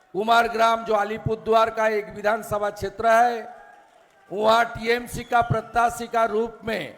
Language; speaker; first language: Hindi; non-native, local second language; Bangla